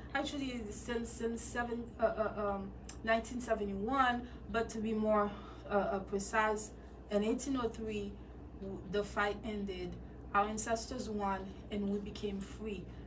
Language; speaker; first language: English; non-native, fluent; Haitian Creole